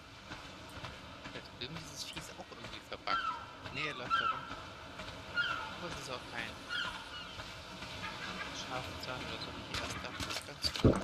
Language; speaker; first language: German; native; German